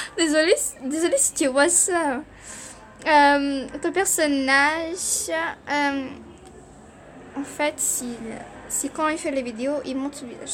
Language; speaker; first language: French; early bilingual, other home language; Portuguese